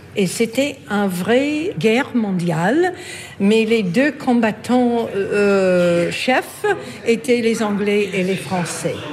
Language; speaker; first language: French; non-native, fluent; English